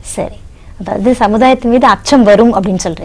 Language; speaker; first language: Tamil; native; Tamil